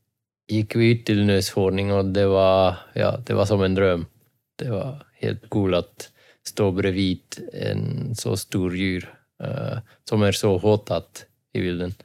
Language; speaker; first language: Swedish; non-native, fluent; Dutch